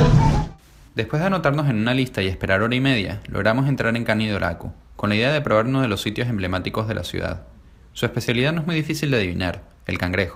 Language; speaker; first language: Spanish; native; Spanish